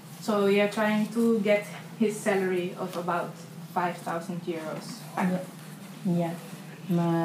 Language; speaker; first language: English; non-native, learner; Indonesian